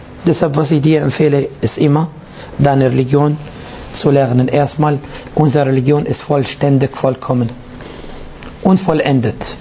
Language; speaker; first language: German; non-native, fluent; Arabic